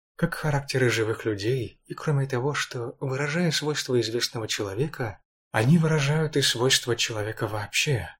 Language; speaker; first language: Russian; native; Russian